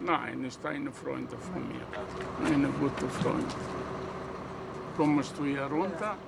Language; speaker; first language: German; non-native, learner; Italian